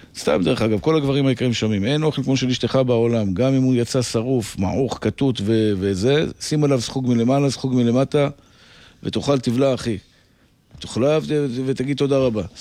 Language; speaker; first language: Hebrew; native; Hebrew